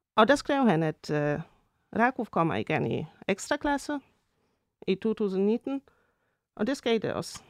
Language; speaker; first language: Danish; non-native, fluent; Polish